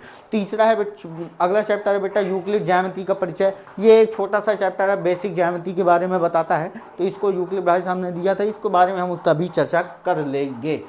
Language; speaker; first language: Hindi; native; Hindi